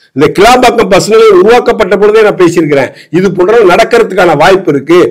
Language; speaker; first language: Tamil; native; Tamil